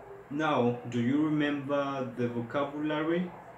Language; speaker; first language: English; non-native, fluent; Spanish